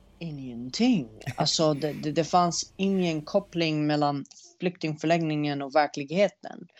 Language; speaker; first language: Swedish; early bilingual, other home language; Arabic